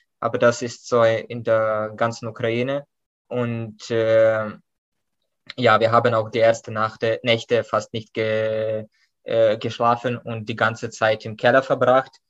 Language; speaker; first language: German; non-native, fluent; Ukrainian